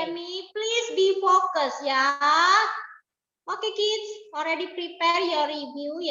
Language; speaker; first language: English; non-native, learner; Indonesian